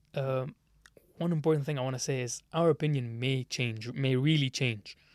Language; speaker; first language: English; early bilingual, other home language; Arabic